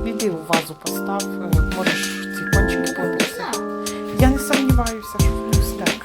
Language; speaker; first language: Ukrainian; native; Ukrainian